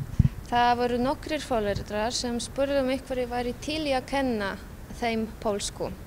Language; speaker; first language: Icelandic; non-native, fluent; Polish